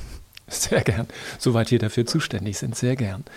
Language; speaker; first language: German; native; German